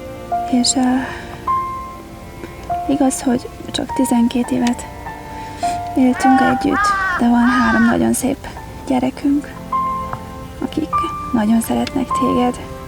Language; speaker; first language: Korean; non-native, learner; Hungarian